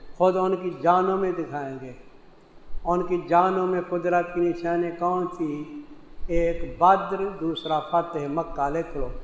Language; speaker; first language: Urdu; non-native, local second language; Punjabi